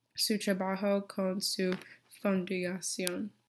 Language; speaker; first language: Spanish; non-native, learner; English